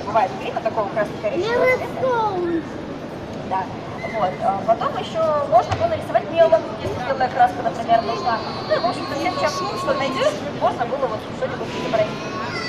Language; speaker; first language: Russian; native; Russian